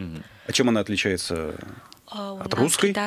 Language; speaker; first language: Russian; native; Russian